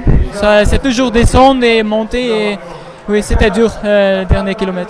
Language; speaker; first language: French; non-native, learner; Dutch